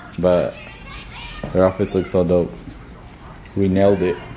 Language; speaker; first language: English; early bilingual, other home language; Spanish